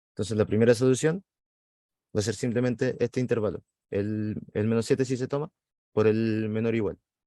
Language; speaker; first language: Spanish; native; Spanish